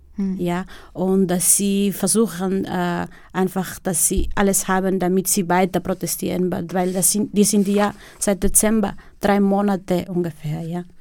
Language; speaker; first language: German; non-native, fluent; Spanish